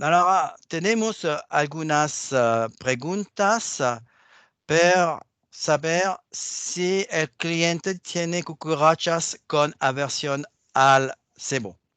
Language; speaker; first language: Spanish; non-native, fluent; French